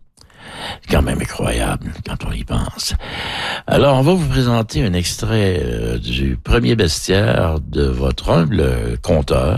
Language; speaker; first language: French; native; French